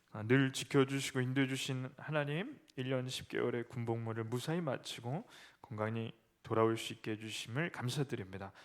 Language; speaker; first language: Korean; native; Korean